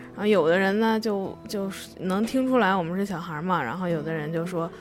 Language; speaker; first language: Chinese; native; Chinese